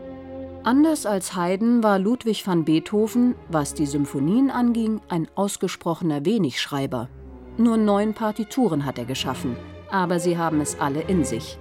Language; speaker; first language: German; native; German